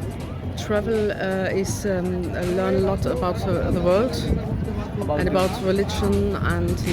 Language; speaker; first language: English; non-native, fluent; German